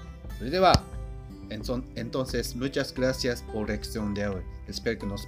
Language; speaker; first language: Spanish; non-native, fluent; Japanese